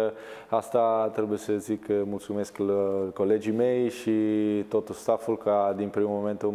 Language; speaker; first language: Romanian; non-native, learner; Italian